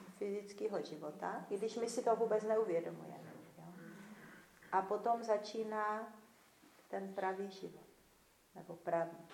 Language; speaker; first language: Czech; native; Czech